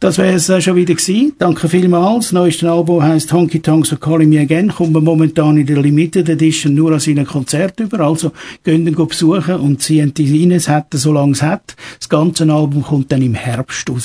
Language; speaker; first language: German; native; German